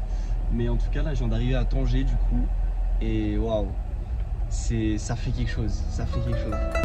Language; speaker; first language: French; native; French